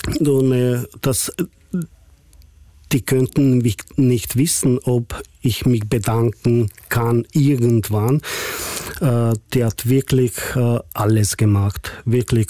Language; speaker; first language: German; non-native, learner; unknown